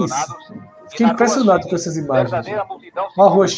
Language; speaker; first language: Portuguese; native; Portuguese